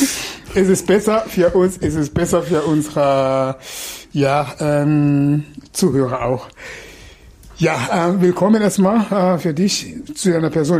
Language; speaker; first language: German; non-native, fluent; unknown